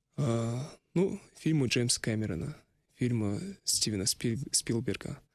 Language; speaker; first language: Russian; non-native, local second language; Kazakh